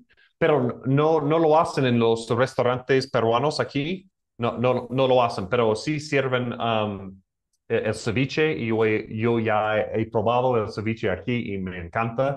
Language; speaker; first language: Spanish; non-native, learner; English